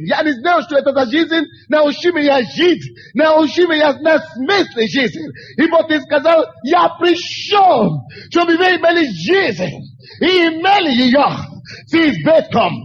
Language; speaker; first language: Russian; non-native, fluent; Yoruba